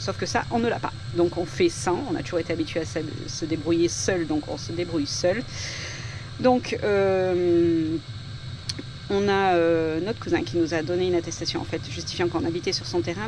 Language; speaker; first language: French; native; French